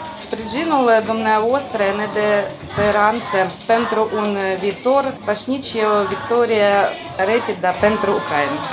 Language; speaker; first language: Romanian; non-native, learner; Russian